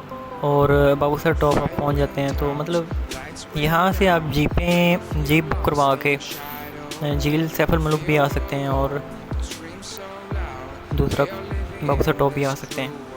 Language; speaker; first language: Urdu; native; Urdu